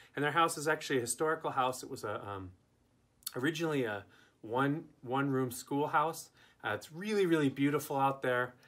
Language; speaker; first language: English; native; English